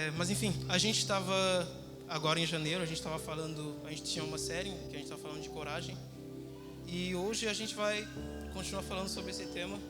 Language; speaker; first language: Portuguese; non-native, fluent; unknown